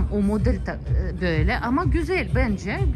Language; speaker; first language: Turkish; non-native, learner; Russian